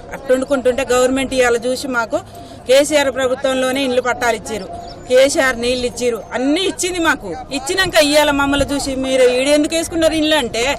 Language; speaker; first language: Telugu; native; Telugu